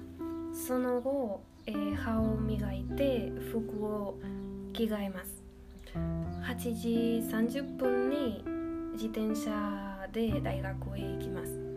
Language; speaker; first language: Japanese; non-native, learner; Spanish